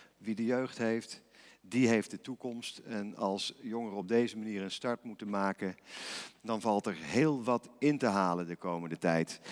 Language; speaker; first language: Dutch; native; Dutch